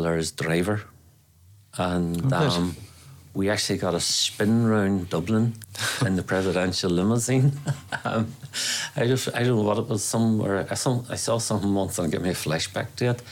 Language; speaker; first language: English; native; English